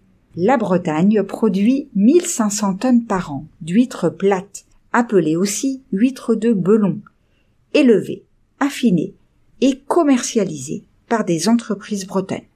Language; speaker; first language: French; native; French